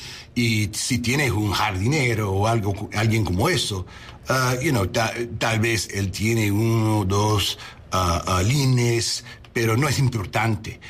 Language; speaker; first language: Spanish; non-native, learner; English